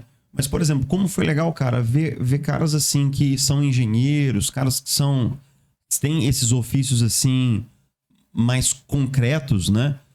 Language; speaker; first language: Portuguese; native; Portuguese